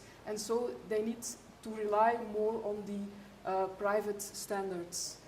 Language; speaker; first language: English; non-native, fluent; Dutch